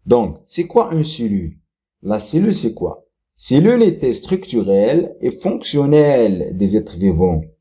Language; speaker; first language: French; non-native, local second language; Arabic